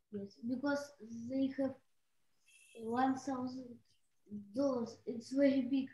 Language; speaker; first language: English; non-native, learner; Russian